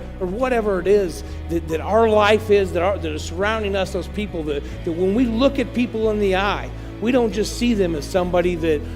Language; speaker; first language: English; native; English